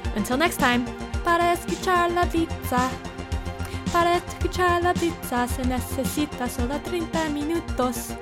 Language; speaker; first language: English; native; English